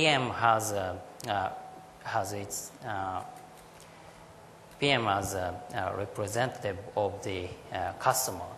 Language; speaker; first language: English; non-native, learner; Japanese